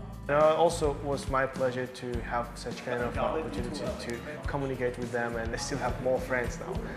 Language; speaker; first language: English; non-native, fluent; Uzbek